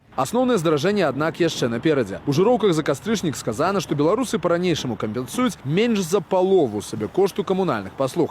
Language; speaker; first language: Belarusian; native; Belarusian